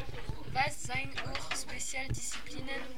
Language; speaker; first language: German; non-native, learner; French